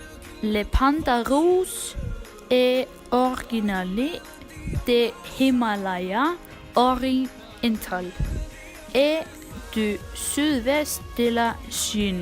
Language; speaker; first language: French; non-native, learner; Icelandic